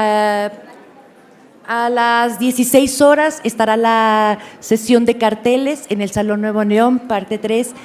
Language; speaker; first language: Spanish; native; Spanish